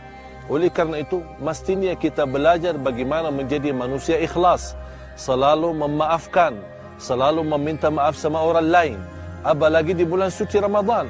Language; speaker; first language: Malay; non-native, fluent; Arabic